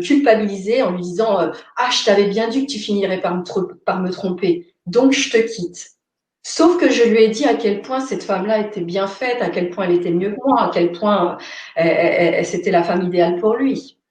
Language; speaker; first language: French; native; French